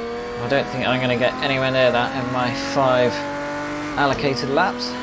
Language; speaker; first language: English; native; English